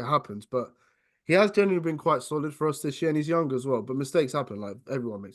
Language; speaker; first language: English; native; English